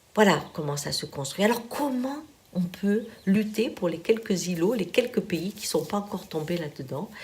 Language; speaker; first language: French; native; French